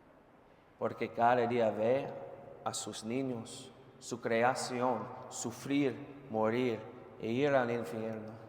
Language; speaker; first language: Spanish; non-native, fluent; English